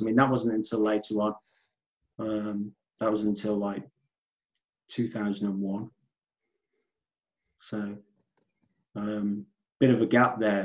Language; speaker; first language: English; native; English